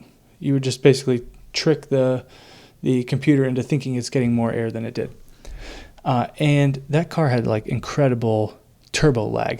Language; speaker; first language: English; native; English